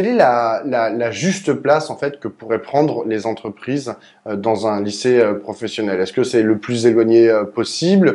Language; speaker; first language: French; native; French